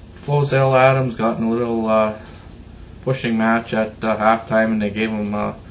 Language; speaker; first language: English; native; English